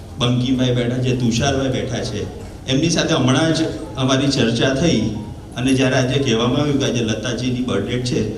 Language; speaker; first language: Gujarati; non-native, local second language; Marathi